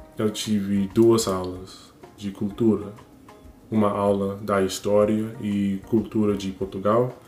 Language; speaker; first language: Portuguese; non-native, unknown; English